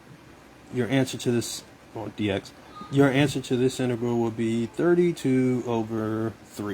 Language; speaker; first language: English; native; English